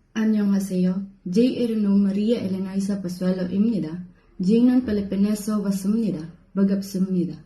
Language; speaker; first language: Korean; non-native, learner; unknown